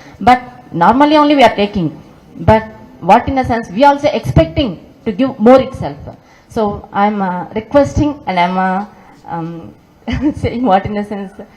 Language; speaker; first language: English; non-native, local second language; Telugu